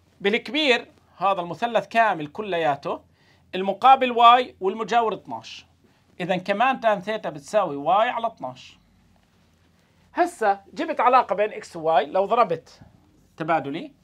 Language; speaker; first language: Arabic; native; Arabic